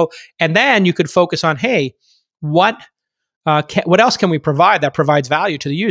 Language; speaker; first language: English; native; English